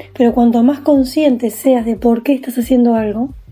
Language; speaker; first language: English; non-native, fluent; Spanish